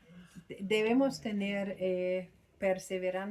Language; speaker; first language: Spanish; non-native, fluent; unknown